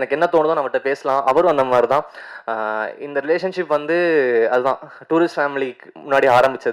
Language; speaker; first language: Tamil; native; Tamil